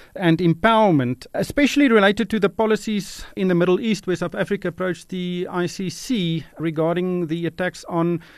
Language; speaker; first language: English; non-native, local second language; Afrikaans